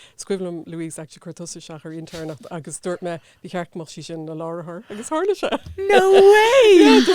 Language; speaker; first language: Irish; non-native, local second language; English